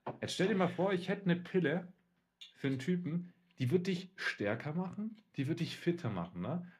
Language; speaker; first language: German; early bilingual, other home language; Russian